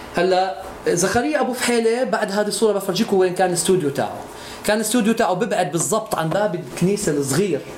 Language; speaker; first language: Arabic; native; Arabic